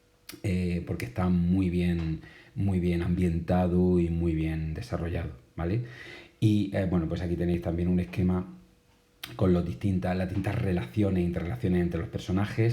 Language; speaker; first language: Spanish; native; Spanish